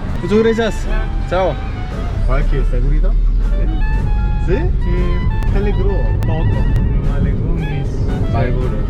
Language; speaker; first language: Spanish; non-native, learner; Korean